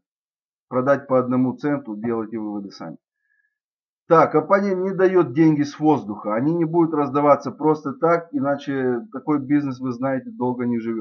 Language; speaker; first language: Russian; native; Russian